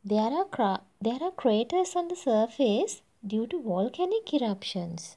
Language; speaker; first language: English; non-native, local second language; Sinhala